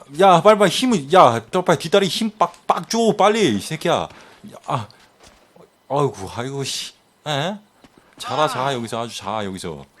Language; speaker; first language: Korean; native; Korean